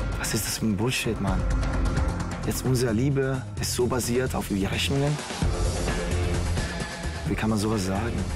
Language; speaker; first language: German; non-native, fluent; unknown